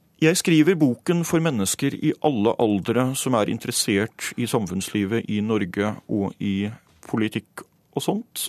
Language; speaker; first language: Norwegian; native; Norwegian